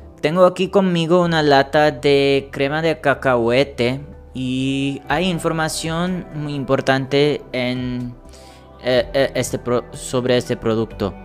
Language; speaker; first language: Spanish; non-native, learner; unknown